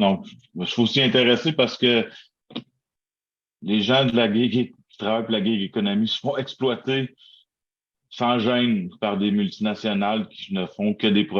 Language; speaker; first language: French; native; French